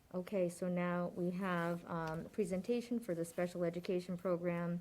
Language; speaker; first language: English; native; English